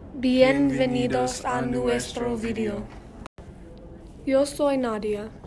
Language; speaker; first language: Spanish; non-native, learner; English